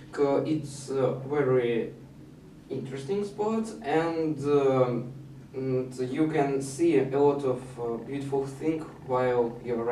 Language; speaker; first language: English; non-native, learner; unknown